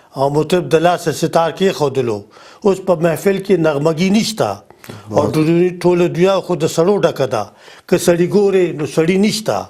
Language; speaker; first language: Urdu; non-native, local second language; Pashto